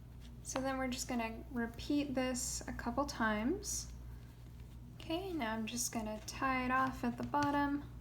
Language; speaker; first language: English; native; English